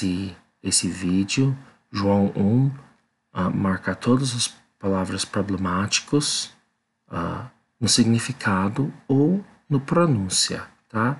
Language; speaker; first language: Portuguese; non-native, learner; English